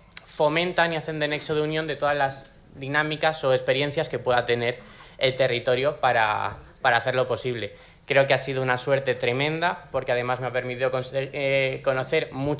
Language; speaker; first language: Spanish; native; Spanish